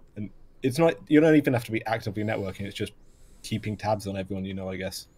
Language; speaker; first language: English; native; English